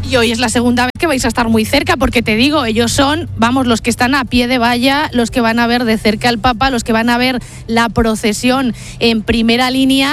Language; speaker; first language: Spanish; native; Spanish